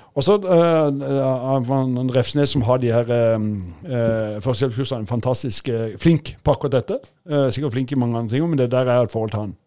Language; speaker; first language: Norwegian; native; Norwegian